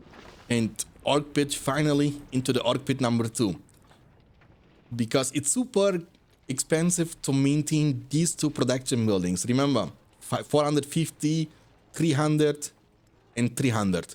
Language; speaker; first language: English; non-native, fluent; German